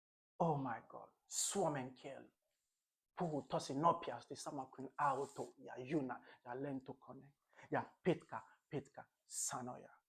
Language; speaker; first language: Finnish; non-native, learner; English